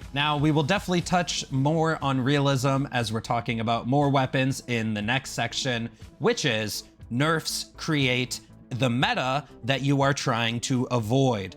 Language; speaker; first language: English; native; English